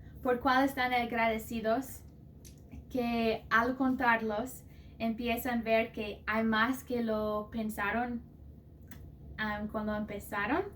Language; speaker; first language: Spanish; non-native, fluent; English